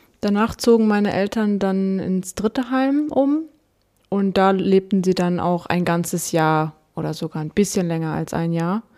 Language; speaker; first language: German; early bilingual, other home language; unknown